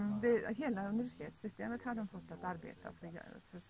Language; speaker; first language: Swedish; non-native, fluent; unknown